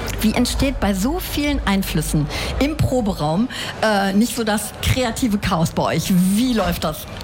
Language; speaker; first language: German; native; German